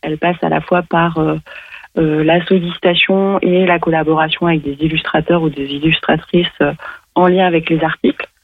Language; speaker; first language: French; native; French